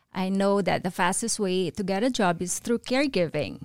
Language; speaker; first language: English; non-native, local second language; Filipino